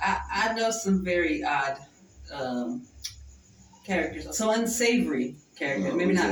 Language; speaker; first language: English; native; English